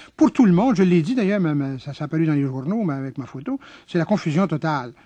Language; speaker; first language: French; native; French